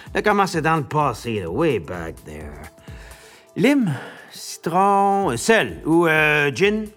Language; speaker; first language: French; native; French